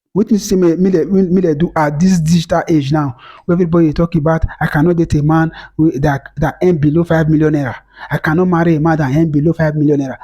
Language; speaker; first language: Nigerian Pidgin; native; Nigerian Pidgin